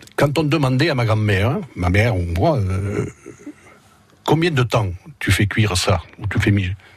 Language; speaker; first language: French; native; French